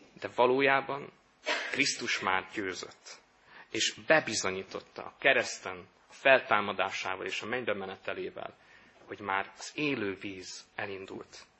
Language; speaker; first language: Hungarian; native; Hungarian